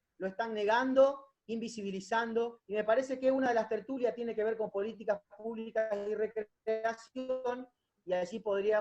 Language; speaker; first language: Spanish; native; Spanish